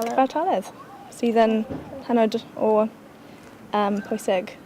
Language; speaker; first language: Welsh; non-native, local second language; English